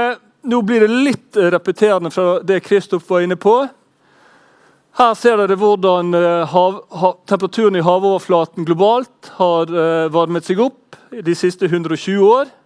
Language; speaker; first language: Norwegian; native; Norwegian